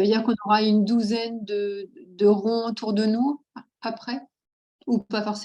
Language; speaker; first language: French; native; French